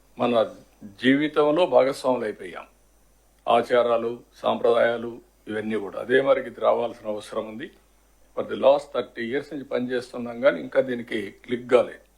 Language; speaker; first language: Telugu; native; Telugu